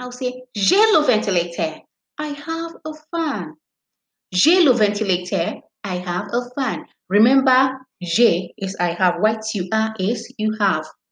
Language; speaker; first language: English; non-native, local second language; Yoruba